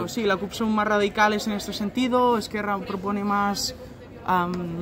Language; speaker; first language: Spanish; native; Spanish